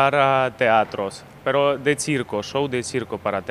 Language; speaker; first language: Spanish; non-native, learner; Ukrainian